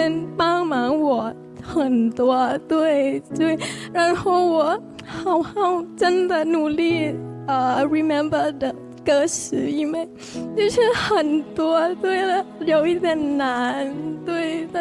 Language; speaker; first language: Chinese; non-native, learner; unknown